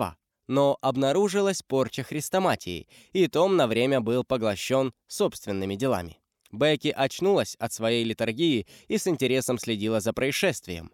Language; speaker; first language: Russian; native; Russian